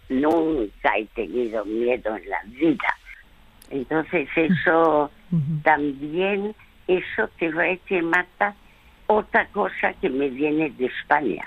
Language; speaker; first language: Spanish; early bilingual, other home language; French